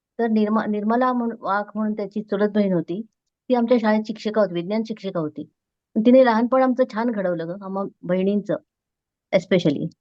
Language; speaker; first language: Marathi; non-native, local second language; Konkani